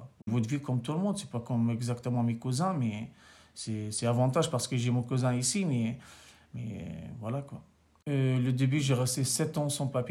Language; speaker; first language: French; non-native, local second language; Arabic